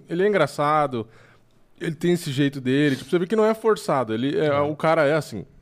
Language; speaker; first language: Portuguese; native; Portuguese